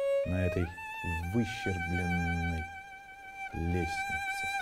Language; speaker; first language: Russian; native; Russian